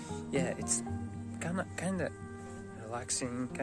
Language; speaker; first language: English; non-native, learner; Uzbek